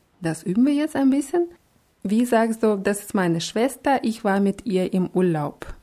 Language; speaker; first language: German; non-native, fluent; Russian